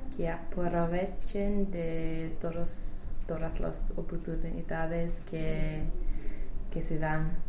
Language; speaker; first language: Spanish; non-native, fluent; English